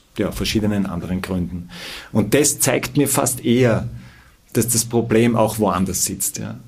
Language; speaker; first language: German; native; German